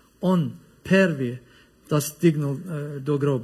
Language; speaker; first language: Russian; non-native, learner; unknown